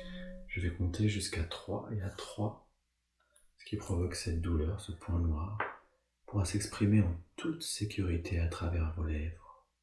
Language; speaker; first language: French; native; French